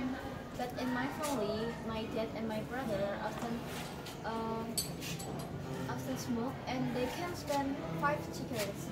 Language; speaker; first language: English; non-native, learner; Indonesian